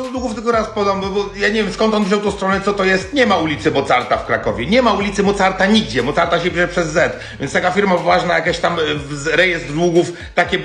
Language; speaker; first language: Polish; native; Polish